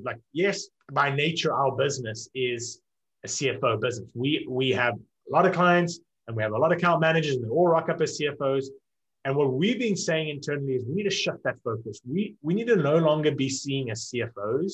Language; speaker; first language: English; native; English